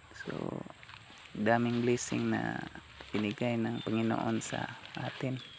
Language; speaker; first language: Filipino; non-native, local second language; Cebuano